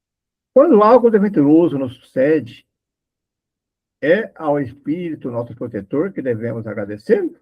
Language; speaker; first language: Portuguese; native; Portuguese